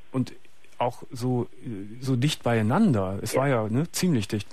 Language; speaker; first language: German; native; German